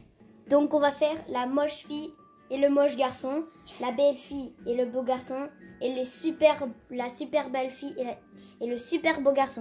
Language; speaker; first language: French; native; French